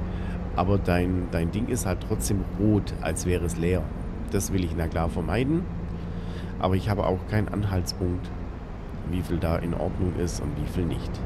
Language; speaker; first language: German; native; German